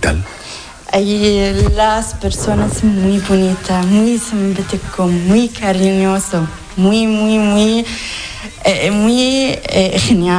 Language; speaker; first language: Spanish; non-native, learner; Arabic